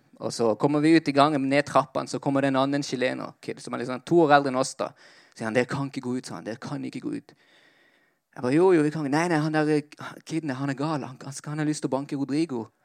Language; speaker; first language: Norwegian; early bilingual, other home language; Spanish